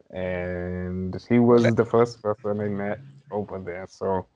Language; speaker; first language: English; non-native, local second language; Somali